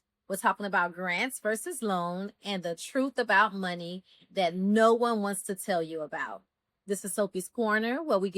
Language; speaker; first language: English; native; English